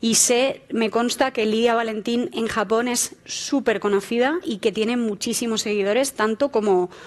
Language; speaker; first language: Spanish; native; Spanish